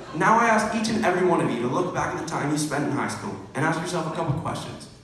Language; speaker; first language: English; native; English